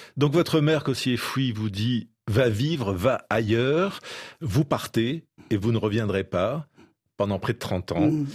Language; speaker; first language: French; native; French